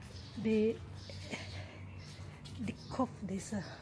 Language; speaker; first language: German; non-native, learner; Cebuano